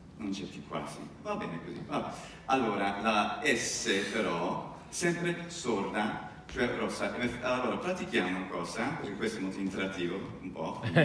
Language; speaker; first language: Italian; non-native, fluent; English